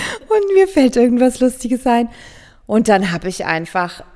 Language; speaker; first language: German; native; German